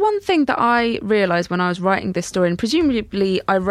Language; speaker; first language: English; native; English